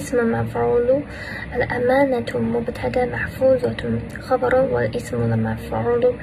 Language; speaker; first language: Arabic; non-native, learner; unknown